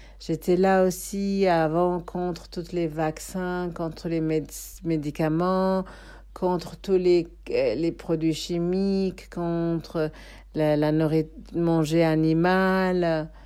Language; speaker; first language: French; non-native, fluent; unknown